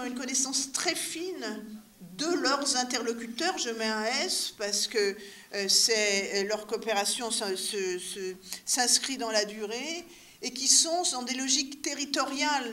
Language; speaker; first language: French; native; French